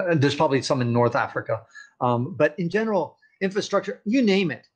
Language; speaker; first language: English; native; English